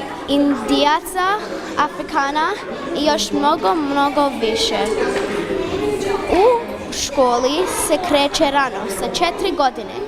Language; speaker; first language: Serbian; early bilingual, heritage; Serbian